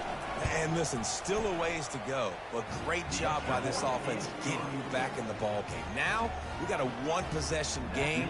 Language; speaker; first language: English; native; English